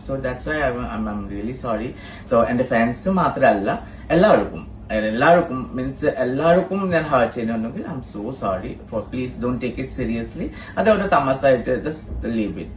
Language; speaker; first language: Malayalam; non-native, fluent; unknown